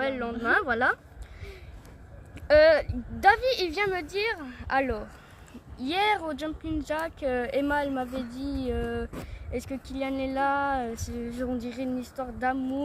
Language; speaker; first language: French; native; French